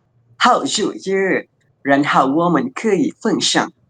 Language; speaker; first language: Chinese; non-native, learner; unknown